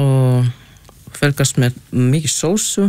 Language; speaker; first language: Icelandic; non-native, learner; Czech